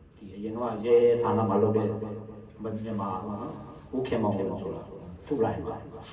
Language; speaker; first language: Burmese; non-native, local second language; Hakha Chin